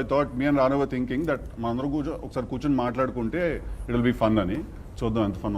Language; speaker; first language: Telugu; native; Telugu